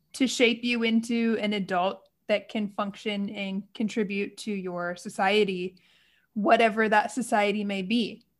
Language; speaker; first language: English; native; English